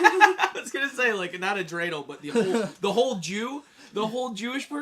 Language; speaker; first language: English; native; English